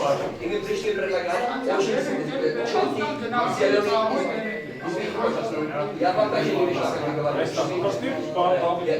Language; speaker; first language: Russian; non-native, learner; Czech